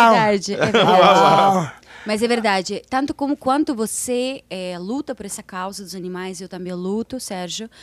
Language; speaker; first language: Portuguese; non-native, fluent; Russian